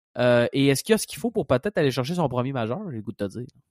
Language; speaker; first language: French; native; French